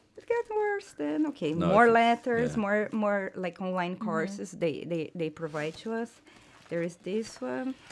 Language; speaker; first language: English; non-native, fluent; Portuguese